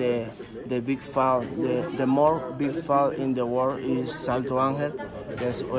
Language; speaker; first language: English; non-native, learner; Spanish